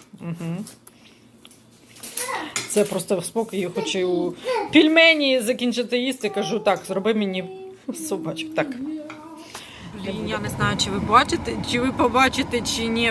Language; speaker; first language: Ukrainian; non-native, local second language; Russian